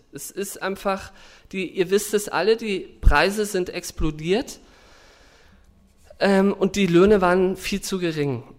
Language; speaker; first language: German; native; German